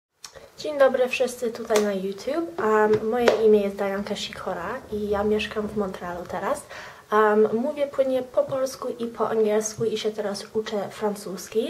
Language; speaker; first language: Polish; early bilingual, heritage; Polish